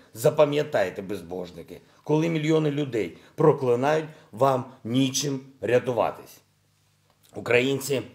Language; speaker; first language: Ukrainian; non-native, local second language; Russian